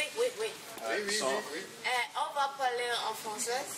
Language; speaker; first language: French; non-native, learner; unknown